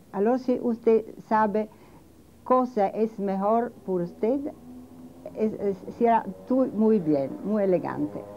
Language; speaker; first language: Spanish; non-native, learner; Italian